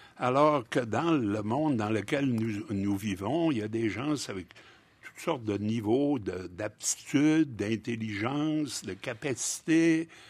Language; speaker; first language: French; native; French